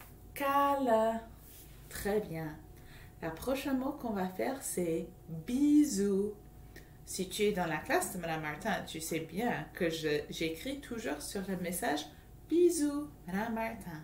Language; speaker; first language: French; non-native, fluent; English